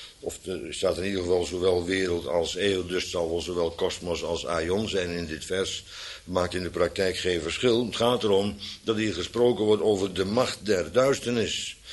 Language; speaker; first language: Dutch; native; Dutch